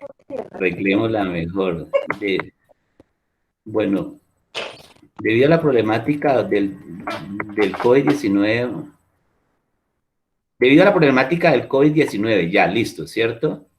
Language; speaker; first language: Spanish; native; Spanish